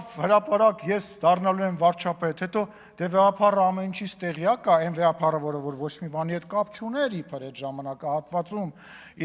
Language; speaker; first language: Armenian; native; Armenian